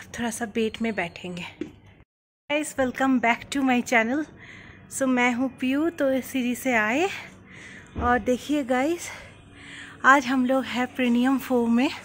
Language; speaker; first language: Hindi; non-native, local second language; Bangla